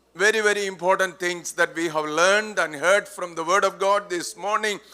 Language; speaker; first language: English; non-native, local second language; Malayalam